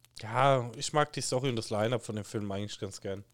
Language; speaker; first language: German; native; German